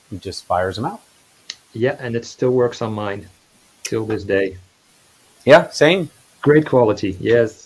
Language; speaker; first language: English; non-native, fluent; Dutch